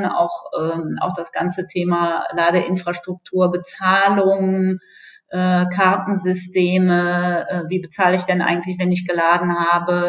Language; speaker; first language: German; native; German